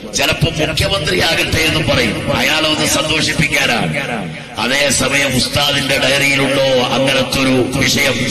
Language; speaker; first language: Malayalam; native; Malayalam